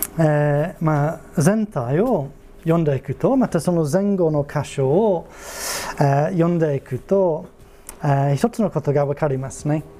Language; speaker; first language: Japanese; non-native, fluent; English